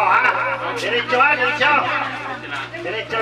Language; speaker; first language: Filipino; non-native, local second language; Bikol